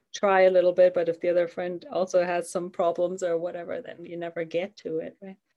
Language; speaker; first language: English; non-native, fluent; German